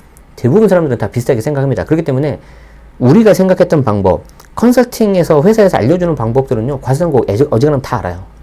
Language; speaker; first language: Korean; native; Korean